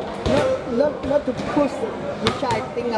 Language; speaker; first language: English; non-native, learner; Thai